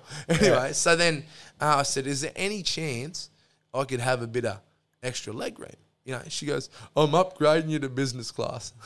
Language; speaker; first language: English; native; English